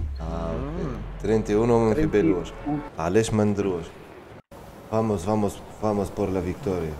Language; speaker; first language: Spanish; non-native, learner; Arabic